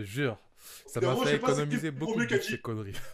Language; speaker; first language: French; native; French